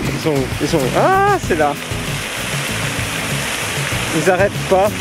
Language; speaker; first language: French; native; French